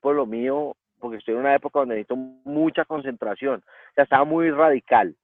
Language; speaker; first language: Spanish; native; Spanish